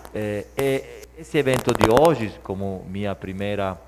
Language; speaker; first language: Portuguese; early bilingual, other home language; Italian